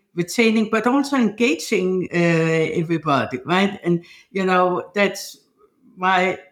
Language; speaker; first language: English; non-native, fluent; Danish